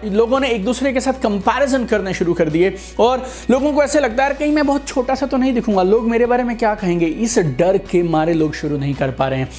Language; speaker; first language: Hindi; native; Hindi